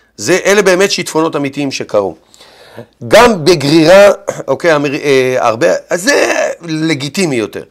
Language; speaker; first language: Hebrew; native; Hebrew